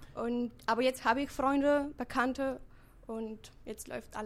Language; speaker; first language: German; non-native, fluent; Bulgarian